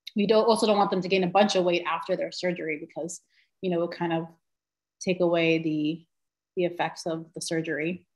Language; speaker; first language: English; native; English